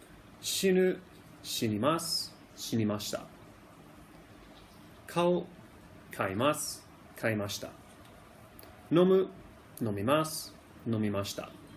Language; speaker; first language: Japanese; non-native, fluent; English